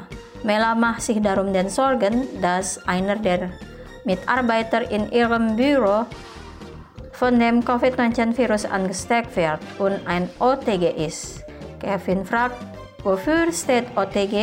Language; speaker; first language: German; non-native, fluent; Indonesian